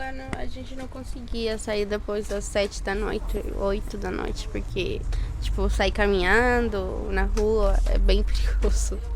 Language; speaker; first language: Portuguese; non-native, fluent; Spanish